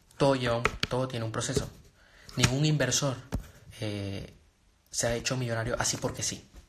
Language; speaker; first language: Spanish; native; Spanish